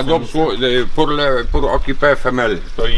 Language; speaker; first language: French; non-native, learner; Polish